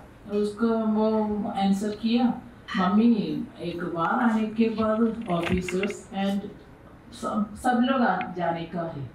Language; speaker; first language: Hindi; non-native, local second language; Malayalam